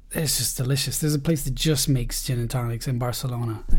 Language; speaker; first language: English; early bilingual, other home language; Spanish